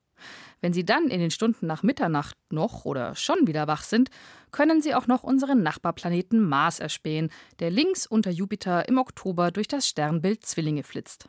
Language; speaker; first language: German; native; German